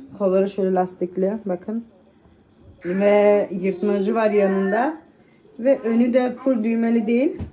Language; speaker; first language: Turkish; early bilingual, heritage; Turkish